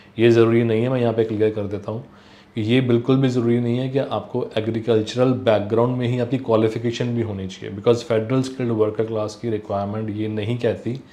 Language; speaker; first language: Hindi; non-native, local second language; Punjabi